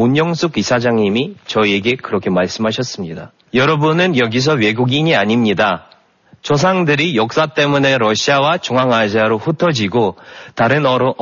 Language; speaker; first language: Korean; non-native, fluent; Russian